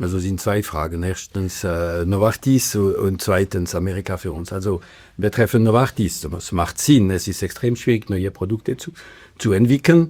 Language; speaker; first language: German; non-native, local second language; French